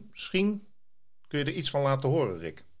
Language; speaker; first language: Dutch; native; Dutch